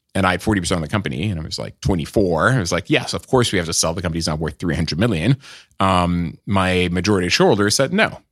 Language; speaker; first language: English; non-native, fluent; French